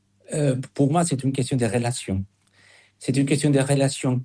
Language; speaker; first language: French; non-native, fluent; Spanish